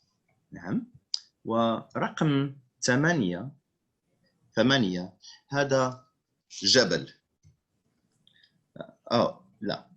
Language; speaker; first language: Arabic; non-native, fluent; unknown